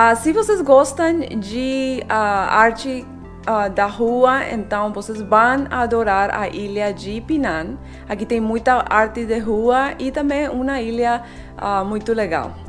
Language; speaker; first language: Portuguese; non-native, fluent; Spanish